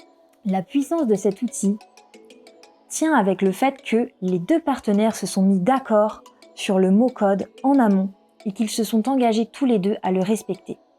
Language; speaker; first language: French; native; French